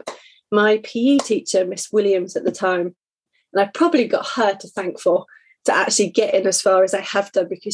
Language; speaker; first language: English; native; English